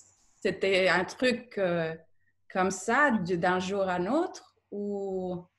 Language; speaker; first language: French; non-native, fluent; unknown